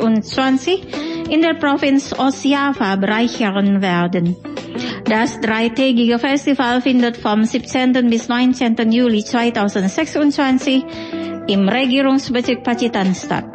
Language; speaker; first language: German; non-native, learner; Indonesian